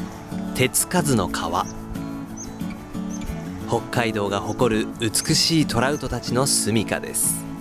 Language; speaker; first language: Japanese; native; Japanese